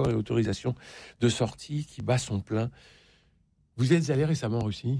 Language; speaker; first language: French; native; French